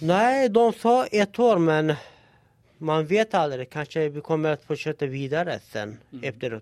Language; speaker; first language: Swedish; non-native, learner; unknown